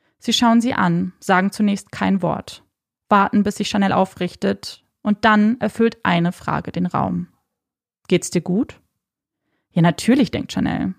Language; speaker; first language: German; native; German